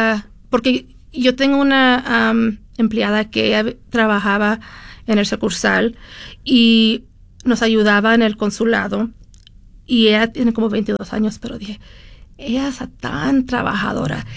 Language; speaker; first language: Spanish; early bilingual, heritage; Spanish